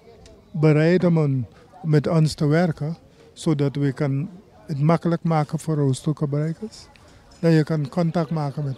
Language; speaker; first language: Dutch; non-native, local second language; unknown